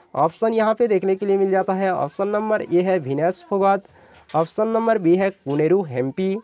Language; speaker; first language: Hindi; non-native, local second language; Odia